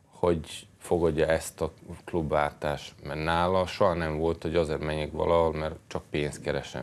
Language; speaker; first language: Hungarian; non-native, fluent; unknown